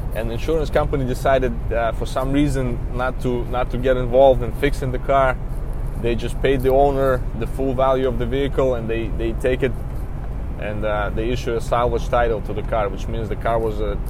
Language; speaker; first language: English; non-native, fluent; Russian